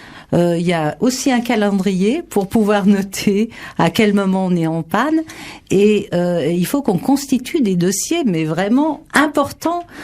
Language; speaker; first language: French; native; French